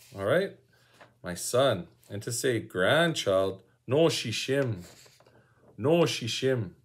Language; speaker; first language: English; native; English